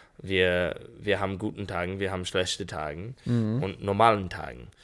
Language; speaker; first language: German; non-native, learner; English